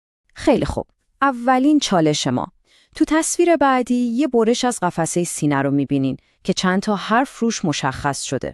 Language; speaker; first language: Persian; native; Persian